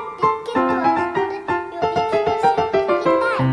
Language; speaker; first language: Japanese; early bilingual, other home language; Uyghur